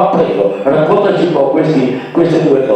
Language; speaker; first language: Italian; native; Italian